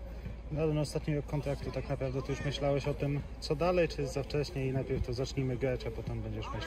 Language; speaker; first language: Polish; native; Polish